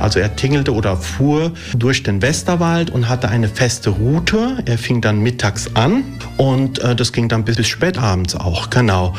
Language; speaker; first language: German; early bilingual, other home language; Italian